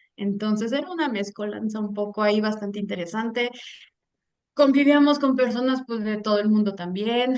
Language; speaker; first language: Spanish; early bilingual, heritage; Spanish